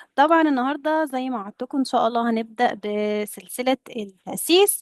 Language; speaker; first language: Arabic; native; Arabic